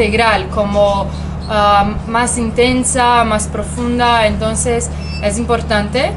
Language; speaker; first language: Spanish; non-native, fluent; Portuguese